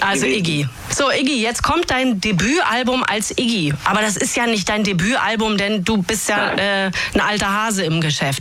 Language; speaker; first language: German; native; German